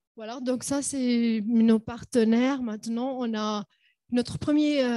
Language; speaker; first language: French; non-native, local second language; Arabic